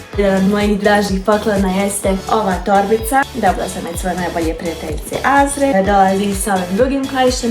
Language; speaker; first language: Bosnian; early bilingual, heritage; Bosnian